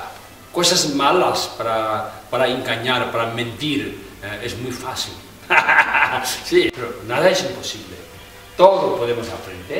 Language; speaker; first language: Spanish; non-native, fluent; Tibetan